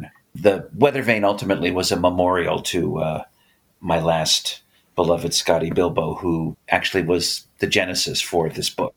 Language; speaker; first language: English; native; English